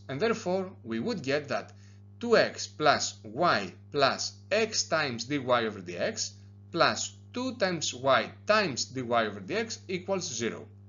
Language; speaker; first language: English; non-native, fluent; Greek